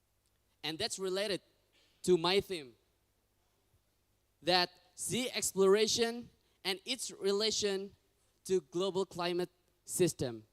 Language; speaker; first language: English; non-native, fluent; Indonesian